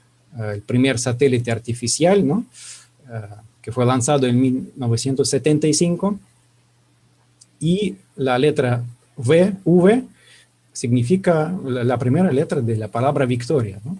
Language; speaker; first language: Spanish; non-native, fluent; Russian